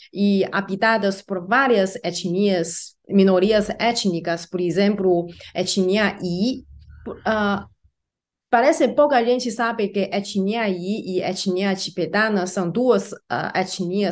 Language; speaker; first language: Portuguese; non-native, fluent; Chinese